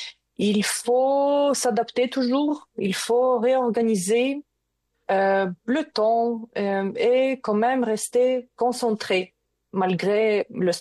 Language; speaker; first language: French; non-native, learner; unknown